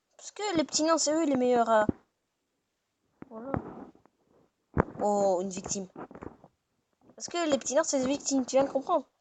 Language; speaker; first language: French; native; French